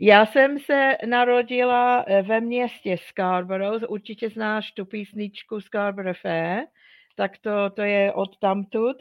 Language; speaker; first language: Czech; non-native, fluent; English